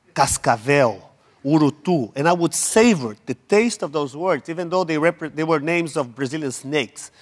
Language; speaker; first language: English; non-native, fluent; Portuguese